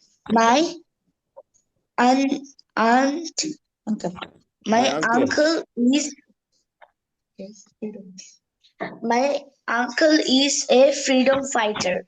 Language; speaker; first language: English; non-native, learner; Bangla